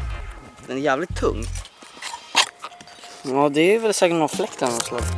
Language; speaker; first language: Swedish; native; Swedish